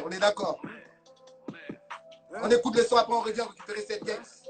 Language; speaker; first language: French; native; French